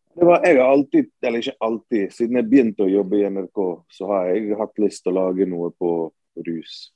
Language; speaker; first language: Norwegian; early bilingual, other home language; Bosnian